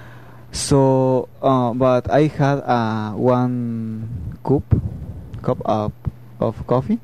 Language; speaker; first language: English; non-native, learner; Spanish